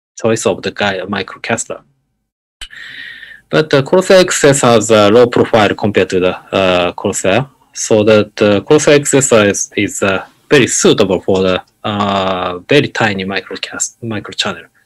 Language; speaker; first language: English; non-native, learner; Japanese